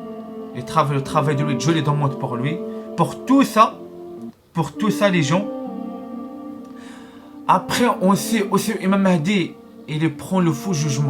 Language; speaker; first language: French; non-native, learner; Arabic